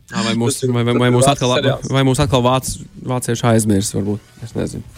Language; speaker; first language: Latvian; native; Latvian